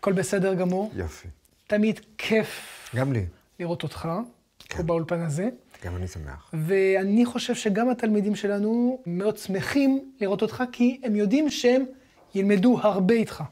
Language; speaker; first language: Hebrew; non-native, fluent; French